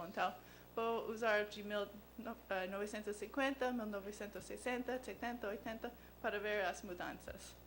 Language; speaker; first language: Portuguese; non-native, learner; English